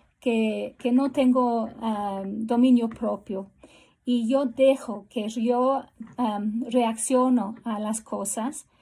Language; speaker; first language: Spanish; non-native, fluent; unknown